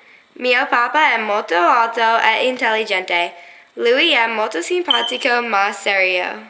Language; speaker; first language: Italian; non-native, learner; English